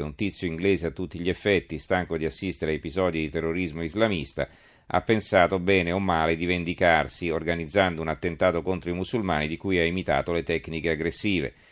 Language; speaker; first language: Italian; native; Italian